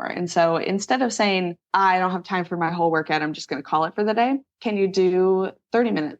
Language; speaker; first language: English; native; English